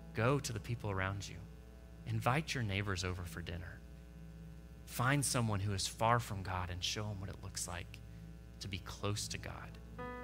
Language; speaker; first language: English; native; English